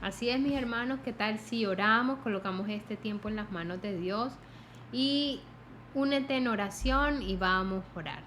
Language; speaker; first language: Spanish; native; Spanish